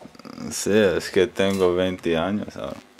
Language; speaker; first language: Spanish; early bilingual, heritage; Spanish